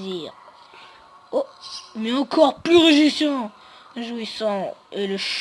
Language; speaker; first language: French; native; French